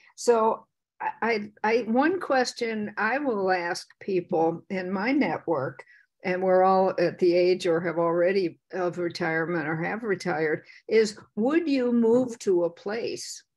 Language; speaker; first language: English; native; English